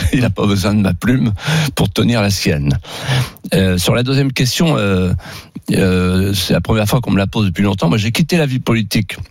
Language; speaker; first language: French; native; French